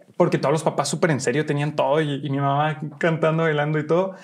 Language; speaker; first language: Spanish; early bilingual, heritage; Spanish